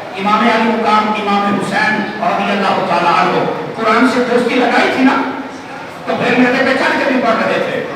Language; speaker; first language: Urdu; non-native, local second language; Punjabi